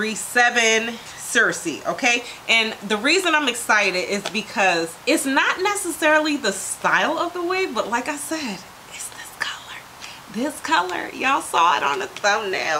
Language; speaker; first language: English; native; English